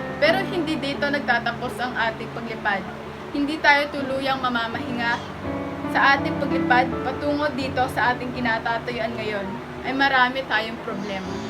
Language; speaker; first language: Filipino; native; Filipino